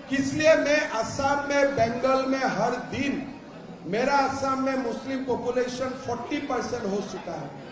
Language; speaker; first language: Hindi; non-native, local second language; Assamese